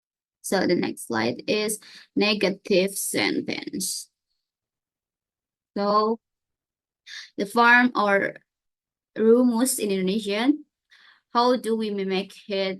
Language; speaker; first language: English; non-native, learner; Indonesian